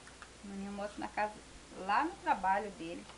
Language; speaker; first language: Portuguese; native; Portuguese